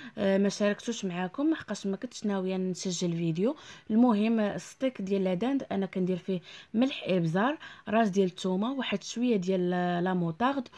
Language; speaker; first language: Arabic; native; Arabic